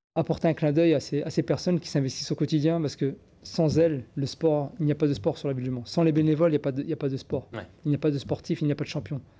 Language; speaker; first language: French; native; French